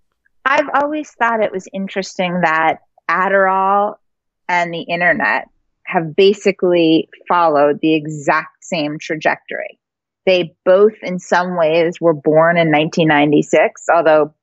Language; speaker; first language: English; native; English